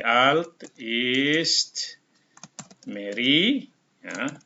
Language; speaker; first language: German; non-native, fluent; Indonesian